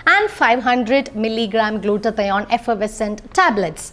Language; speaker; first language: English; non-native, local second language; Malayalam